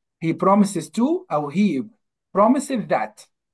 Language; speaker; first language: English; non-native, fluent; Arabic